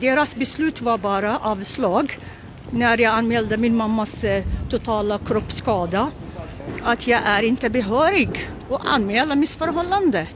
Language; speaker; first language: Swedish; non-native, local second language; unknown